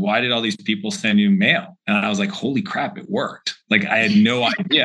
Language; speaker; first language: English; native; English